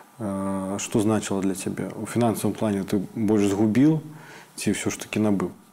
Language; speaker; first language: Belarusian; native; Belarusian